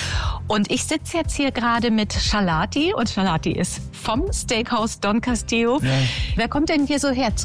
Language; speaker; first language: German; native; German